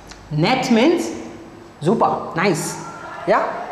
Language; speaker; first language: English; non-native, local second language; Marathi